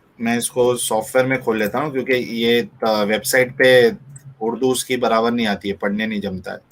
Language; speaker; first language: Hindi; native; Hindi